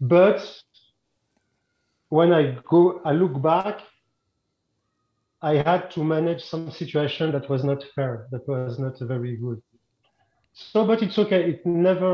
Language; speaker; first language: English; non-native, fluent; French